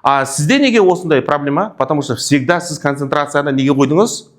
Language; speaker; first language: Russian; non-native, local second language; Kazakh